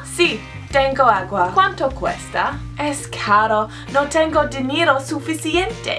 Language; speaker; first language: Spanish; non-native, learner; English